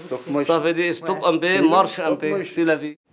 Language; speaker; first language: French; non-native, learner; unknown